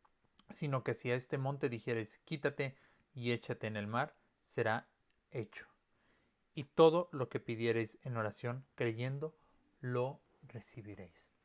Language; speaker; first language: Spanish; native; Spanish